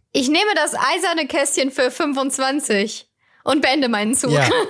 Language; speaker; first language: German; native; German